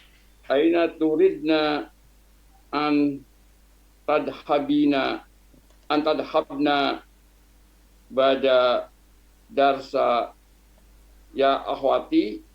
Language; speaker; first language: Arabic; non-native, learner; Indonesian